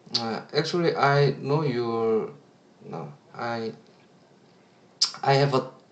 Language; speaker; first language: English; non-native, learner; Korean